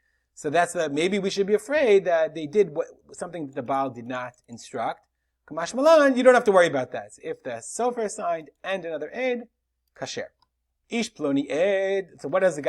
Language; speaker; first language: English; native; English